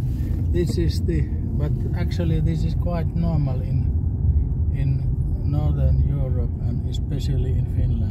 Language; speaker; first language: English; non-native, fluent; Finnish